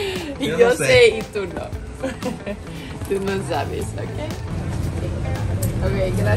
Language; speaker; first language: Spanish; non-native, learner; English